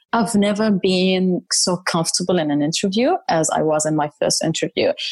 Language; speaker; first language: English; non-native, fluent; Arabic